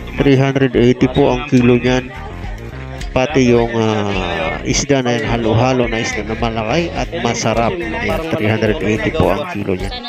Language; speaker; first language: Filipino; non-native, local second language; Cebuano